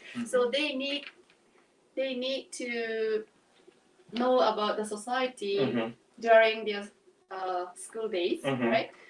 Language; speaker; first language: English; non-native, learner; Japanese